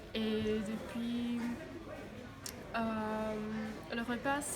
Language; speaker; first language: French; non-native, learner; Finnish